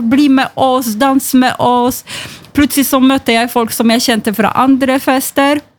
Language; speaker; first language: Norwegian; non-native, fluent; Polish